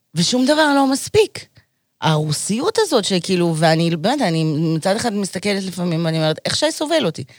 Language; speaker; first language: Hebrew; early bilingual, other home language; Russian